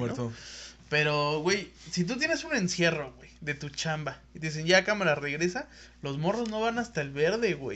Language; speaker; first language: Spanish; native; Spanish